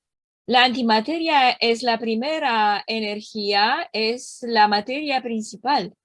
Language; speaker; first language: Spanish; non-native, learner; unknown